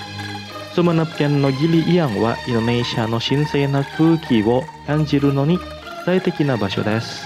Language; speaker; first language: Japanese; non-native, fluent; Indonesian